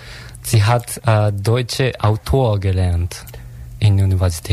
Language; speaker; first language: German; non-native, learner; Japanese